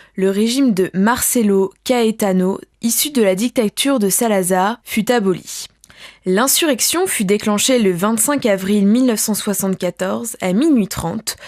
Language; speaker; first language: French; native; French